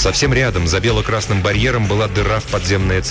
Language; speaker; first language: Russian; native; Russian